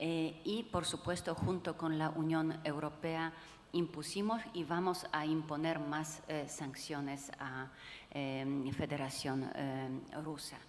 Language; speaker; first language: Spanish; non-native, fluent; Polish